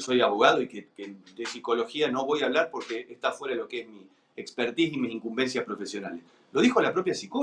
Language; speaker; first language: Spanish; native; Spanish